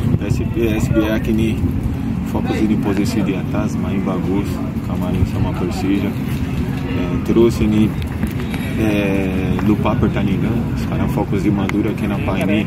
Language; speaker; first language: Indonesian; non-native, learner; Portuguese